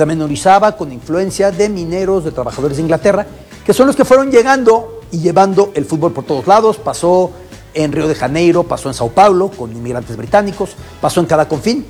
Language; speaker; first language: Spanish; native; Spanish